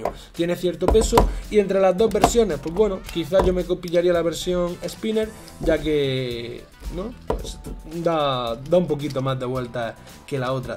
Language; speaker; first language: Spanish; native; Spanish